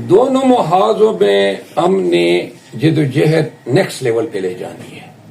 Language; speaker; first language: Urdu; non-native, local second language; Pashto